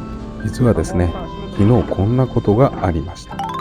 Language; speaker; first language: Japanese; native; Japanese